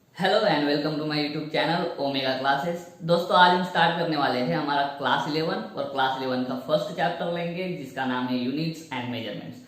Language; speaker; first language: Hindi; native; Hindi